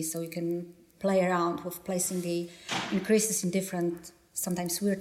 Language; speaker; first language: English; non-native, fluent; Polish